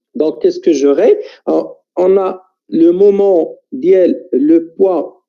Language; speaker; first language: French; non-native, local second language; Arabic